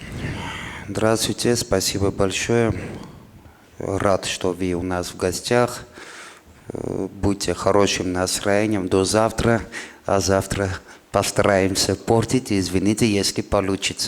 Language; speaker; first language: Russian; non-native, fluent; Armenian